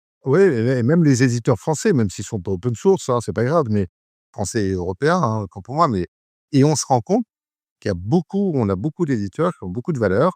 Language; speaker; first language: French; native; French